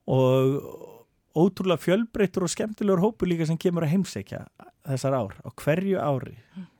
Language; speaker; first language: Icelandic; native; Icelandic